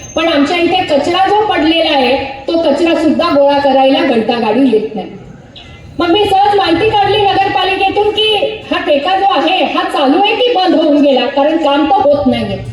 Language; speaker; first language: Marathi; native; Marathi